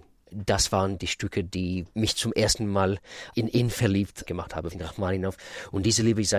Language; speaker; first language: German; non-native, fluent; Russian